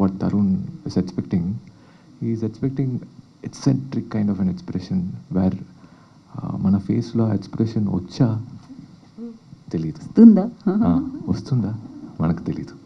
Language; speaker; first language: Telugu; non-native, local second language; Tamil